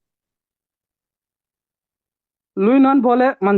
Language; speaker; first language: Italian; non-native, learner; Bangla